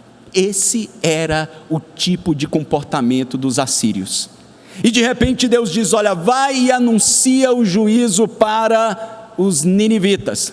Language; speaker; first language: Portuguese; native; Portuguese